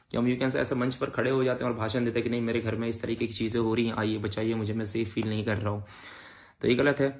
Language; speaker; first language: Hindi; native; Hindi